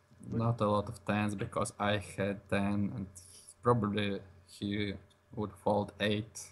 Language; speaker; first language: English; non-native, learner; Russian